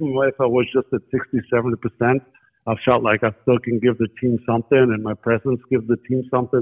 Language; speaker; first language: English; non-native, fluent; German